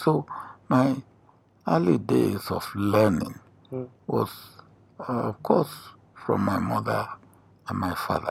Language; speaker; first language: English; non-native, local second language; Yoruba